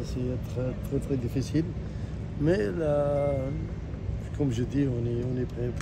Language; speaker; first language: French; non-native, learner; Arabic